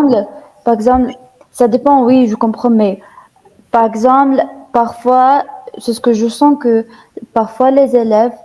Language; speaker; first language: French; non-native, fluent; Arabic